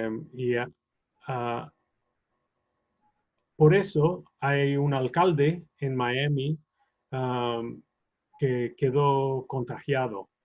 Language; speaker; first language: Spanish; non-native, fluent; English